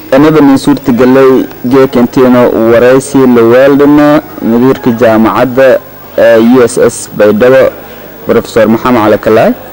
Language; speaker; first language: Somali; non-native, local second language; Maay